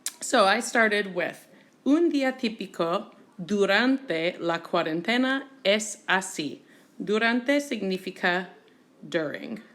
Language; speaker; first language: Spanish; non-native, fluent; English